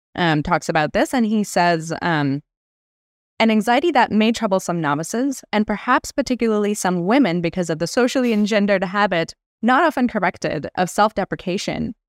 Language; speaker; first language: English; non-native, local second language; Hindi